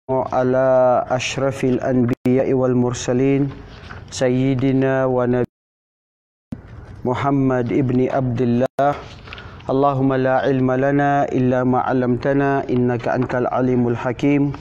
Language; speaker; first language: Arabic; non-native, fluent; Filipino